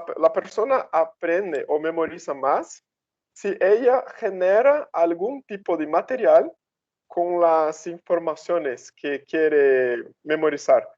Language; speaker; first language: Spanish; non-native, fluent; Portuguese